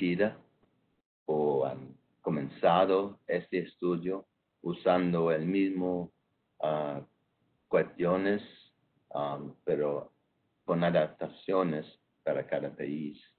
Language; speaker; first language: Spanish; non-native, fluent; English